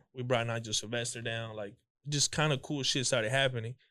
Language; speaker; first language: English; early bilingual, other home language; Spanish